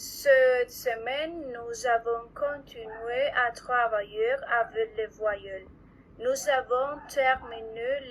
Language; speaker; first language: French; non-native, learner; Spanish